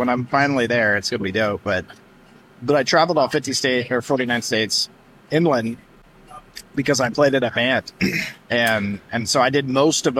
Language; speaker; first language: English; native; English